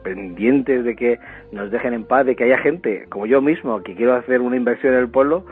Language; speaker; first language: Spanish; native; Spanish